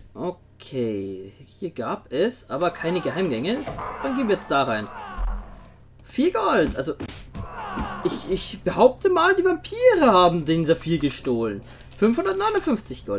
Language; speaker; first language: German; native; German